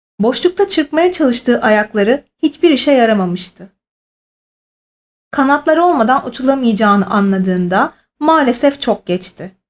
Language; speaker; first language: Turkish; native; Turkish